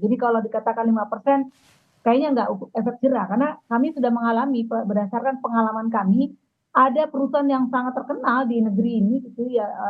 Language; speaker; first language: Indonesian; native; Indonesian